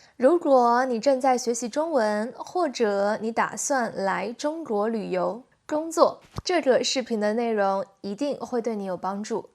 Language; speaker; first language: Chinese; native; Chinese